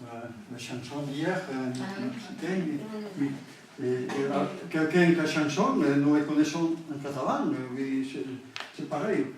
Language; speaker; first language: French; non-native, learner; Catalan